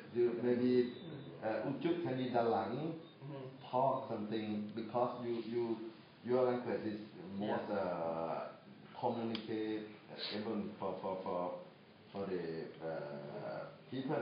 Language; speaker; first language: English; non-native, fluent; Thai